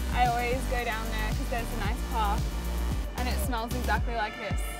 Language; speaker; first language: English; native; English